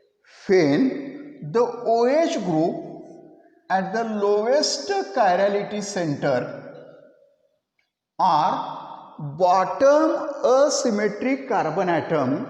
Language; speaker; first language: English; non-native, local second language; Marathi